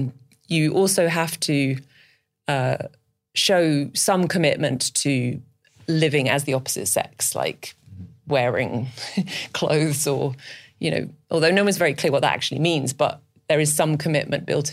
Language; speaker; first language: English; native; English